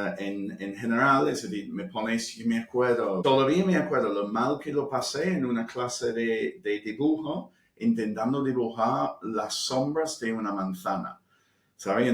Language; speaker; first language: Spanish; non-native, fluent; English